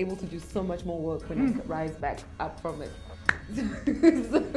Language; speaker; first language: English; non-native, local second language; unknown